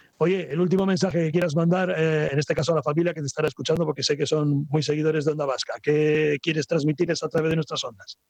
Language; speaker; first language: Spanish; native; Spanish